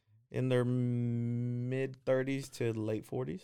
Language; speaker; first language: English; non-native, fluent; Spanish